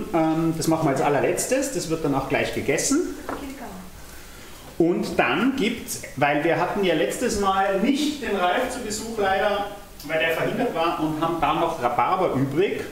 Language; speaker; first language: German; native; German